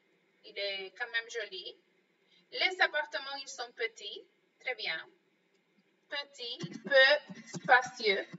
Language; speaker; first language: French; non-native, fluent; Spanish